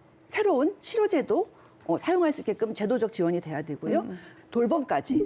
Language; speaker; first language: Korean; native; Korean